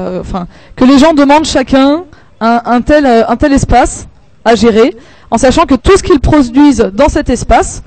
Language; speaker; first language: French; native; French